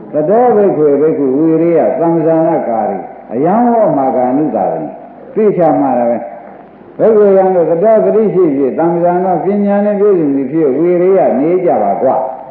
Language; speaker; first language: Burmese; native; Burmese